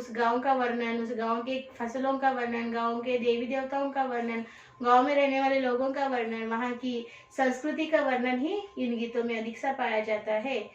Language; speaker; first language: Hindi; non-native, local second language; Telugu